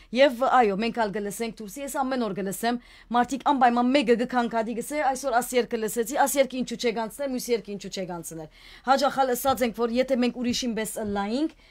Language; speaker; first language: Armenian; native; Armenian